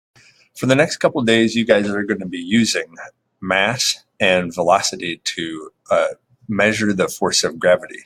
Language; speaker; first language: English; native; English